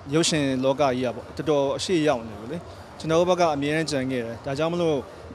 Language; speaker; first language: Burmese; native; Burmese